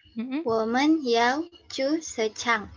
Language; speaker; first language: Chinese; non-native, learner; Indonesian